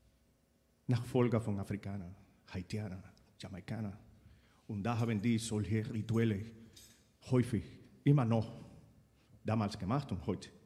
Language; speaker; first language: German; non-native, fluent; Spanish